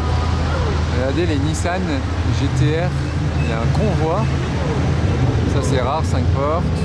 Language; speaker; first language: French; native; French